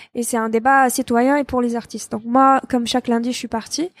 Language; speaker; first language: French; non-native, local second language; Arabic